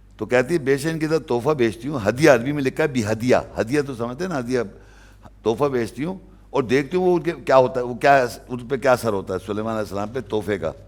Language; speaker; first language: Urdu; native; Urdu